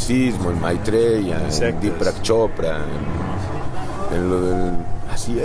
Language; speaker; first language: Spanish; native; Spanish